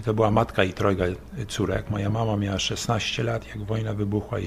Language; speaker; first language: Polish; early bilingual, other home language; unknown